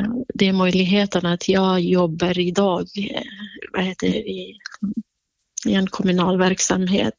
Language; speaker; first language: Swedish; non-native, fluent; Central Kurdish